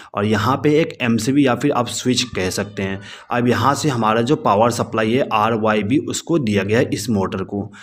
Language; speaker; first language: Hindi; native; Hindi